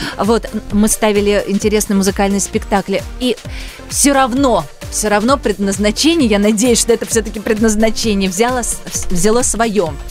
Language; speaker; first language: Russian; early bilingual, other home language; Kurdish